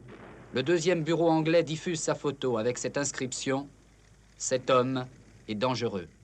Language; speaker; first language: French; native; French